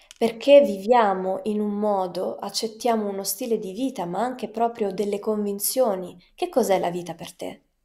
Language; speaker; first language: Italian; native; Italian